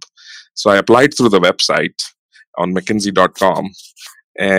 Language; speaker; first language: English; non-native, local second language; Hindi